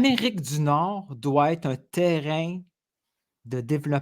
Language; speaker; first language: French; native; French